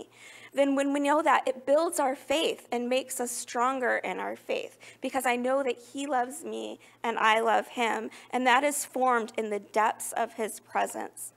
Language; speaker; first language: English; native; English